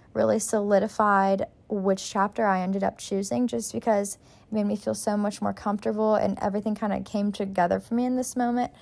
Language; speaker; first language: English; native; English